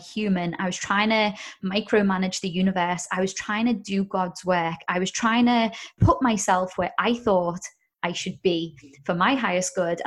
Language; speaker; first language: English; native; English